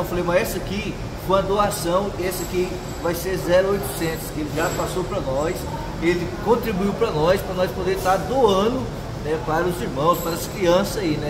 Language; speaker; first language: Portuguese; native; Portuguese